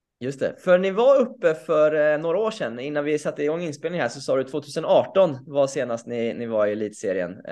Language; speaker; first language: Swedish; native; Swedish